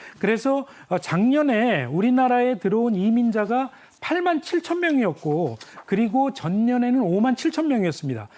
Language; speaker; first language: Korean; native; Korean